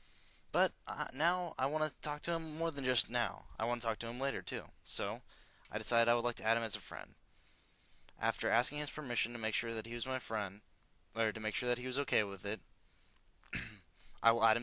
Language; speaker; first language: English; native; English